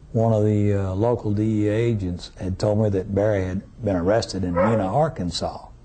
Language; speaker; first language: English; native; English